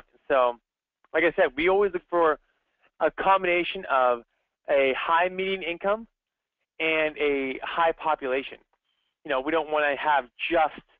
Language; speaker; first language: English; native; English